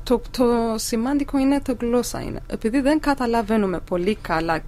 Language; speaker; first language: Greek; non-native, learner; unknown